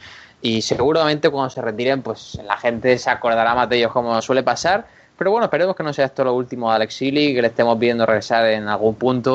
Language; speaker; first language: Spanish; native; Spanish